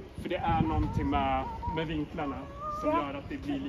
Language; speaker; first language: Swedish; native; Swedish